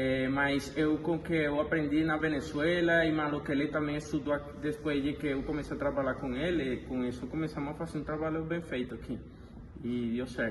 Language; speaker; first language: Portuguese; non-native, fluent; Spanish